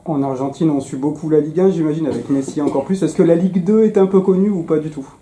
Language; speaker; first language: French; native; French